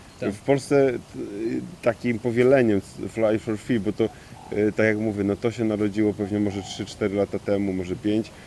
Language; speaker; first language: Polish; native; Polish